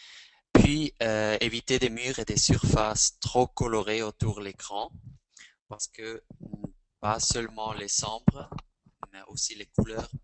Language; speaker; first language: French; non-native, fluent; Spanish